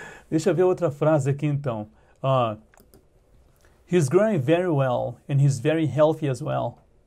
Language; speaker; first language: English; non-native, fluent; Portuguese